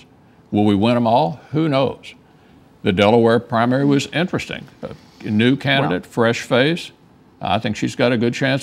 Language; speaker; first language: English; native; English